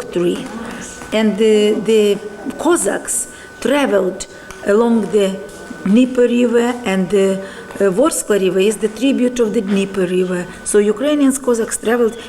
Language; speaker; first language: English; non-native, fluent; Ukrainian